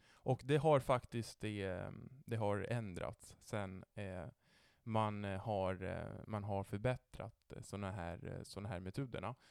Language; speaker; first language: Swedish; non-native, fluent; Italian